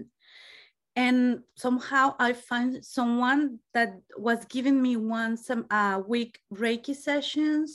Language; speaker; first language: English; non-native, fluent; Spanish